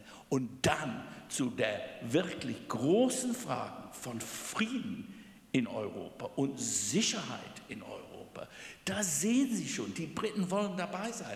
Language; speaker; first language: German; non-native, fluent; English